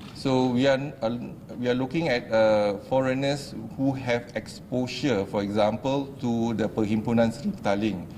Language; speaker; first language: English; non-native, local second language; Malay